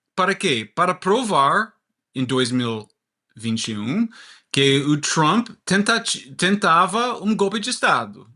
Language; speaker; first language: Portuguese; non-native, learner; English